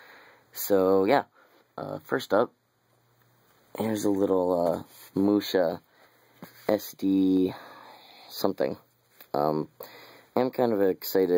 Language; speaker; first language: English; native; English